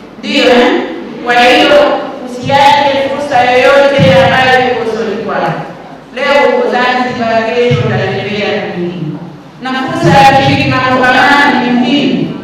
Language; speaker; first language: Swahili; native; Swahili